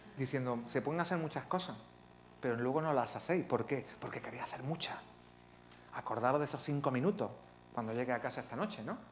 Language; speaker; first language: Spanish; native; Spanish